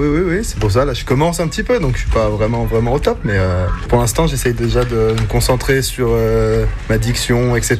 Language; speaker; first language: French; native; French